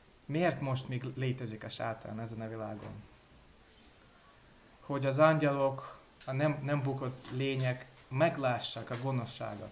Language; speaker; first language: Hungarian; non-native, learner; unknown